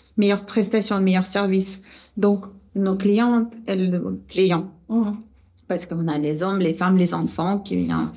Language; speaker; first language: French; non-native, fluent; Russian